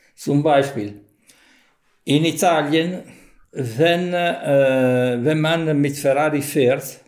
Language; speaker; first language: German; non-native, fluent; Italian